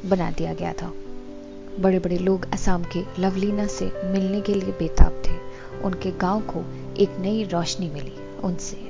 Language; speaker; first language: Hindi; non-native, local second language; Assamese